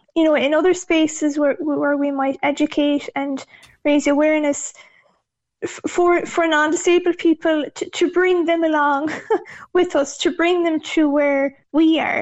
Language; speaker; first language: English; native; English